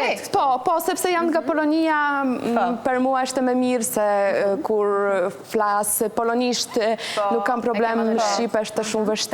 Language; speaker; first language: Albanian; non-native, learner; Polish